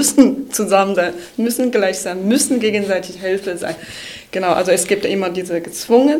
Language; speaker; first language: German; non-native, fluent; Chinese